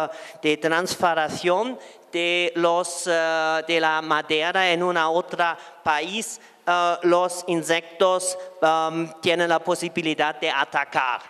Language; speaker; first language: Spanish; non-native, fluent; German